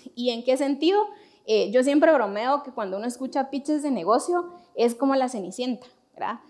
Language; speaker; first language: Spanish; native; Spanish